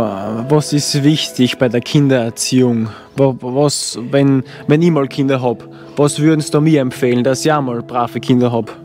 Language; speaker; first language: German; native; German